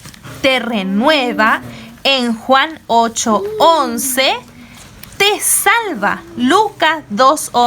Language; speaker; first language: Spanish; native; Spanish